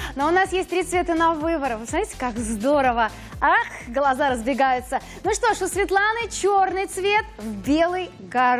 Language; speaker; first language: Russian; native; Russian